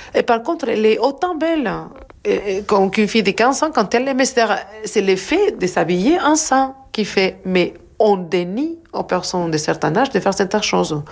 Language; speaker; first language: French; non-native, fluent; Spanish